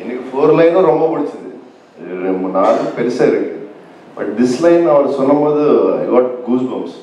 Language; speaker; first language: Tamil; non-native, learner; Telugu